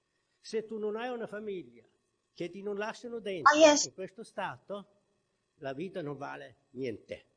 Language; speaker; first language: Italian; non-native, fluent; German